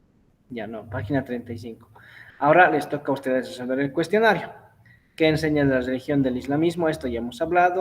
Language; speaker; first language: Spanish; native; Spanish